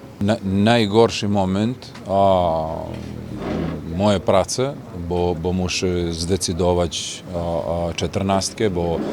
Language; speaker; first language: Polish; non-native, fluent; Serbian